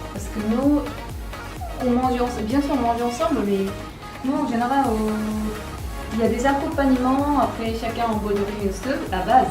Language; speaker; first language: French; non-native, learner; Korean